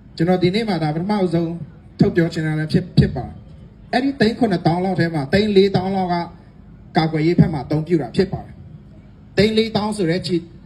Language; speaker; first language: Burmese; non-native, local second language; Western Kayah